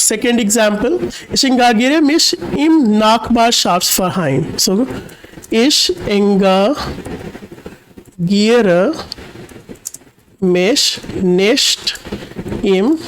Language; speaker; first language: German; non-native, learner; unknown